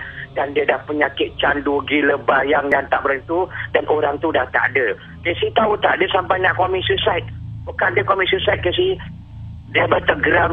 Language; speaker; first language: Malay; native; Malay